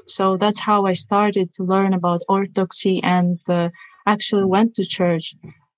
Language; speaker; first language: English; non-native, fluent; Russian